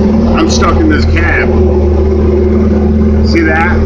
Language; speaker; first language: English; native; English